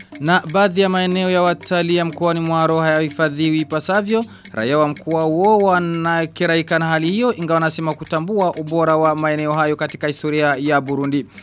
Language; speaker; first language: Swahili; non-native, local second language; Rundi